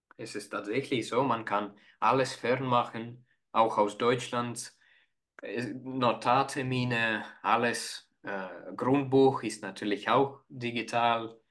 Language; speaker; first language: German; non-native, fluent; Estonian